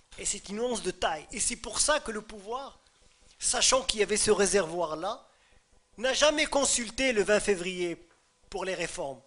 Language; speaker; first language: French; non-native, local second language; Arabic